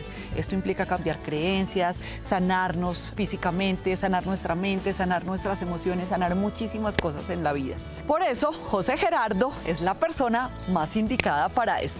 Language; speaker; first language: Spanish; native; Spanish